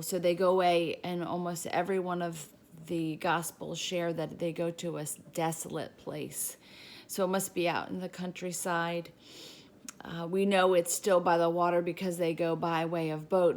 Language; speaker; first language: English; native; English